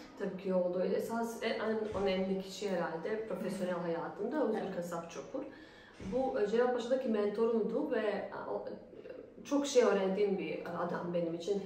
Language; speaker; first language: Turkish; non-native, fluent; Bosnian